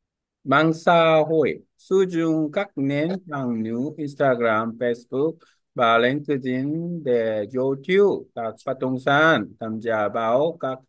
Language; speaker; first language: Vietnamese; non-native, learner; Korean